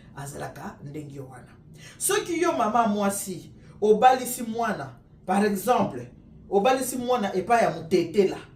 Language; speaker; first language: Lingala; non-native, local second language; Luba-Lulua